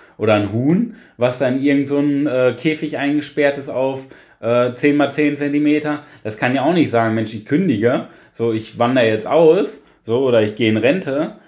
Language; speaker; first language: German; native; German